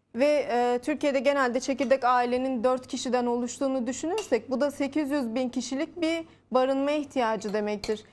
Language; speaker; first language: Turkish; native; Turkish